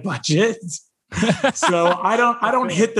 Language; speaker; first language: English; native; English